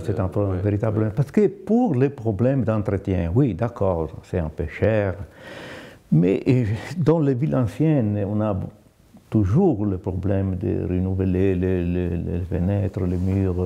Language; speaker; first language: French; non-native, fluent; Italian